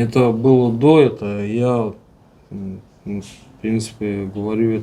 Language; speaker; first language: Russian; native; Russian